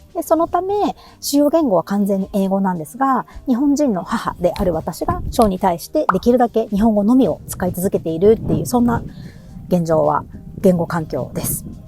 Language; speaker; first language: Japanese; native; Japanese